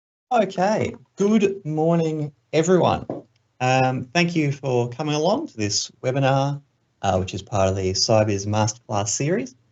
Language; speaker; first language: English; native; English